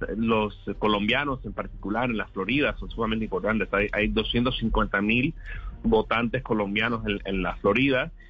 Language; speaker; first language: Spanish; early bilingual, heritage; Spanish